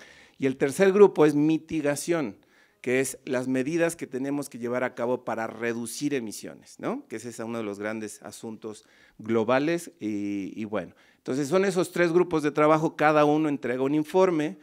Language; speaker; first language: Spanish; native; Spanish